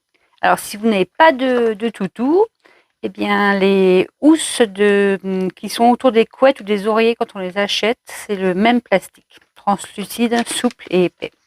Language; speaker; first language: French; native; French